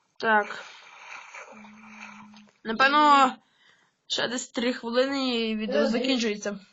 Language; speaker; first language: Ukrainian; native; Ukrainian